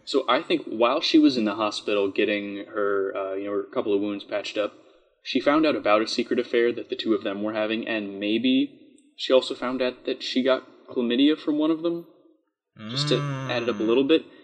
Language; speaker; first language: English; native; English